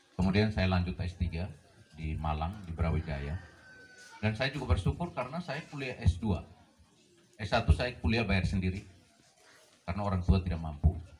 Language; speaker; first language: Indonesian; non-native, local second language; Tetum